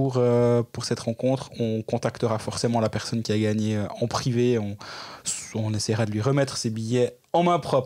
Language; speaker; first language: French; native; French